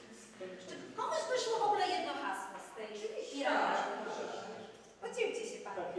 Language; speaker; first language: Polish; native; Polish